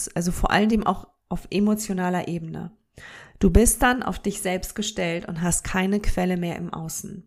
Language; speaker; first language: German; native; German